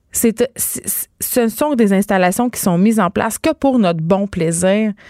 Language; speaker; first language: French; native; French